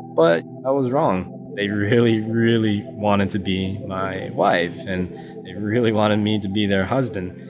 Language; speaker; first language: English; native; English